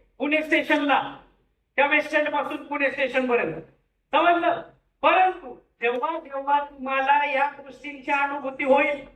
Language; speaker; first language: Marathi; native; Marathi